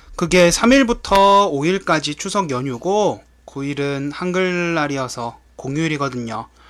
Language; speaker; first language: Korean; native; Korean